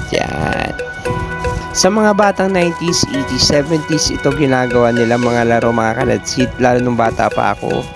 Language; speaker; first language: Filipino; non-native, local second language; Pangasinan